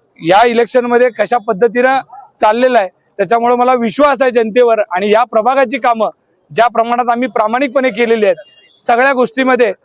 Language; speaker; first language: Marathi; native; Marathi